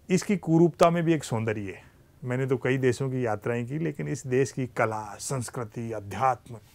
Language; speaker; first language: Hindi; native; Hindi